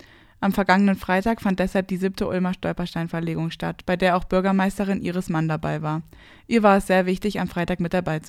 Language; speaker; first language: German; native; German